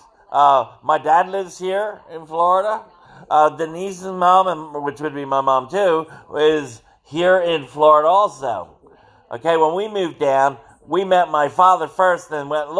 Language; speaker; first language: English; native; English